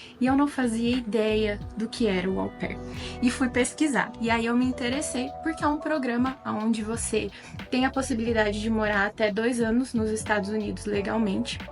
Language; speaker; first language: Portuguese; native; Portuguese